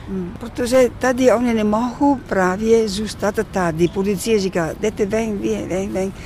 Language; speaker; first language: Czech; non-native, learner; Italian